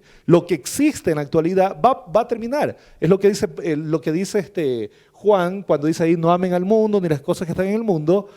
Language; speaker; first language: Spanish; native; Spanish